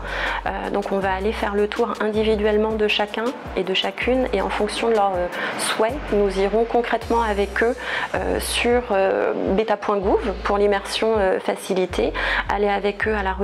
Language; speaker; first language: French; native; French